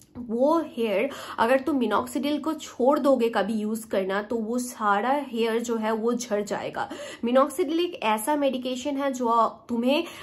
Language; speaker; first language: Hindi; native; Hindi